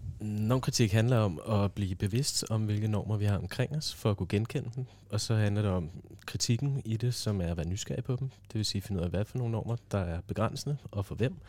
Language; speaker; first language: Danish; native; Danish